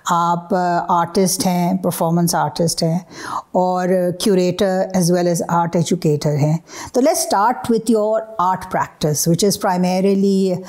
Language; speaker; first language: Urdu; native; Urdu